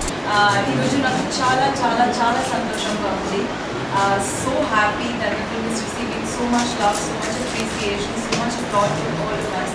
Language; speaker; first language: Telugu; non-native, local second language; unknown